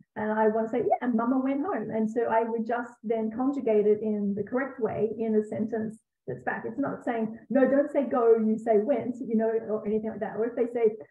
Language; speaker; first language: English; native; English